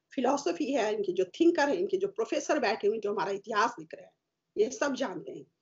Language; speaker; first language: Hindi; native; Hindi